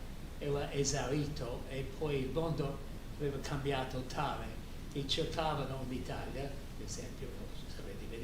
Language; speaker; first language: Italian; non-native, fluent; English